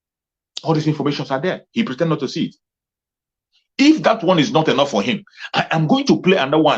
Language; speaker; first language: English; non-native, local second language; Igbo